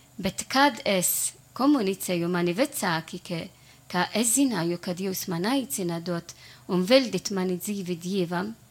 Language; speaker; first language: Latvian; non-native, learner; Italian